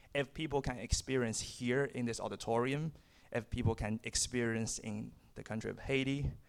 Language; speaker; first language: English; non-native, fluent; Chinese